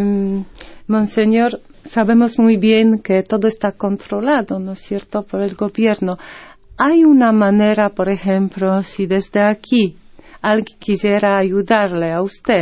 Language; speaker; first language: Spanish; non-native, fluent; Polish